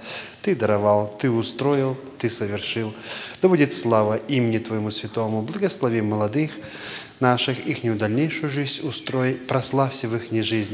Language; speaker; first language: Russian; native; Russian